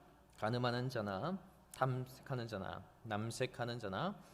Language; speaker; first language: Korean; native; Korean